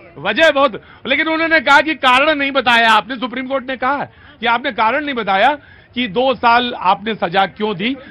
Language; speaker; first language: Hindi; native; Hindi